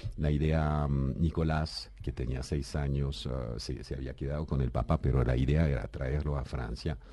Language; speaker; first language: Spanish; non-native, fluent; French